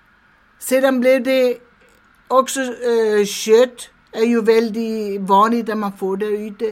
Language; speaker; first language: Swedish; early bilingual, heritage; Swedish